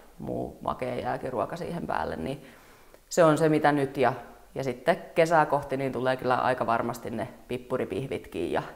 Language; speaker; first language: Finnish; native; Finnish